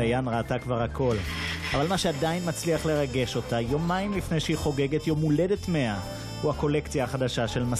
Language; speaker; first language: Hebrew; native; Hebrew